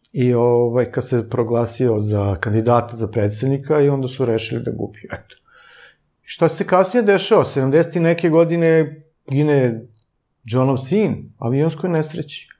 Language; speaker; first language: Serbian; native; Serbian